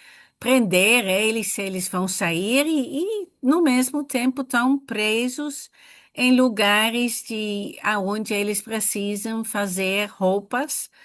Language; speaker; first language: Portuguese; non-native, fluent; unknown